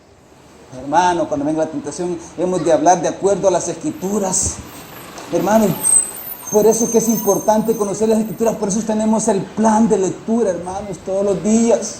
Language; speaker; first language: Spanish; native; Spanish